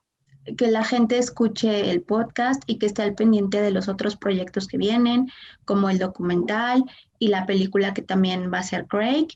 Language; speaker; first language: Spanish; native; Spanish